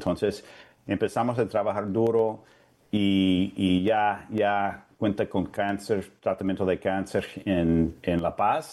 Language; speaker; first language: Spanish; non-native, fluent; English